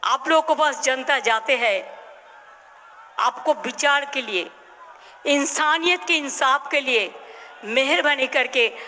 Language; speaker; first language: Hindi; non-native, local second language; Bangla